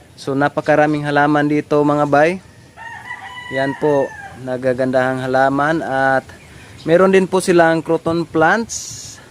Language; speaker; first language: Filipino; non-native, local second language; Cebuano